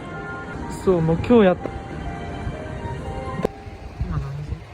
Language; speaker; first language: Japanese; non-native, fluent; Korean